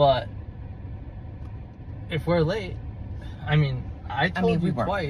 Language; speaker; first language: English; native; English